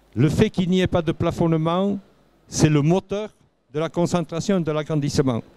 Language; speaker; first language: French; native; French